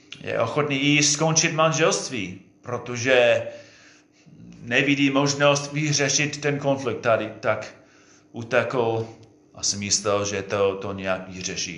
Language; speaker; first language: Czech; non-native, fluent; English